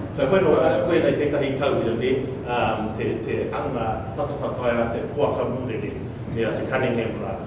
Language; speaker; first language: Māori; non-native, local second language; English